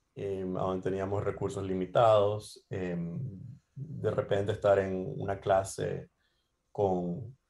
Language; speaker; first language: Spanish; native; Spanish